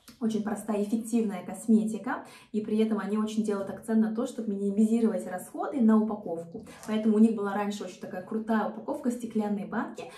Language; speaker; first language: Russian; non-native, fluent; Korean